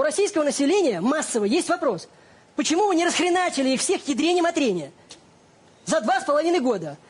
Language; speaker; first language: Russian; native; Russian